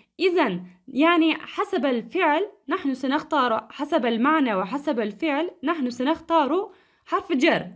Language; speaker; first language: Arabic; non-native, fluent; Turkish